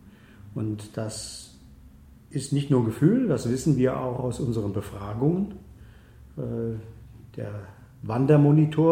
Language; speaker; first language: German; native; German